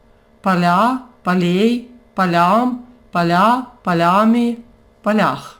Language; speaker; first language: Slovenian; non-native, fluent; Russian